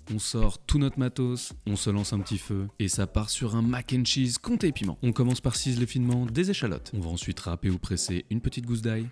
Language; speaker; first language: French; native; French